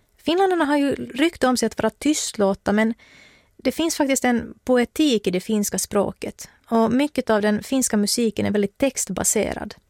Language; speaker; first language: Swedish; native; Swedish